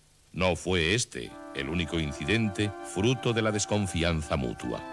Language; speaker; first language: Spanish; native; Spanish